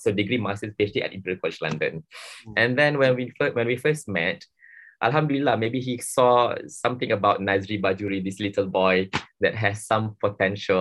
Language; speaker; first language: English; non-native, local second language; Malay